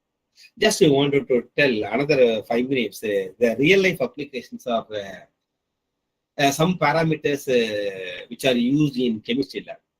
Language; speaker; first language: English; non-native, local second language; Tamil